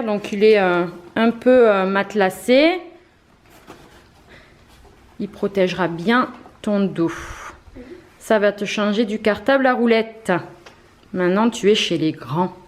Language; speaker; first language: French; native; French